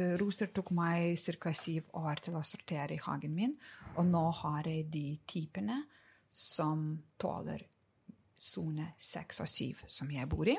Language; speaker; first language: Norwegian; non-native, fluent; Lithuanian